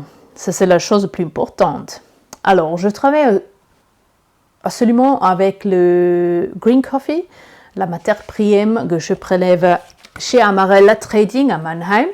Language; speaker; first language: French; non-native, learner; Italian